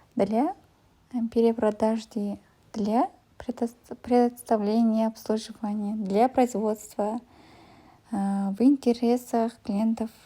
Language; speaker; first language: Russian; non-native, local second language; Kazakh